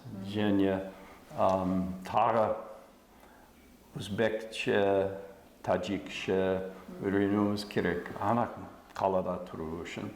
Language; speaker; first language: Kazakh; non-native, fluent; English